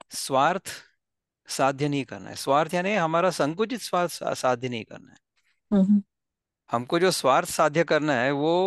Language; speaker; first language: Hindi; non-native, local second language; Marathi